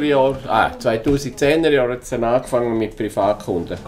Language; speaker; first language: German; native; German